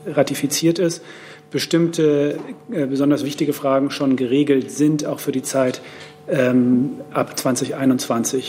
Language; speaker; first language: German; native; German